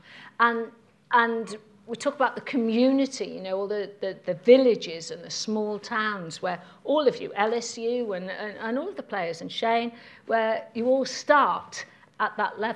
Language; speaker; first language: English; native; English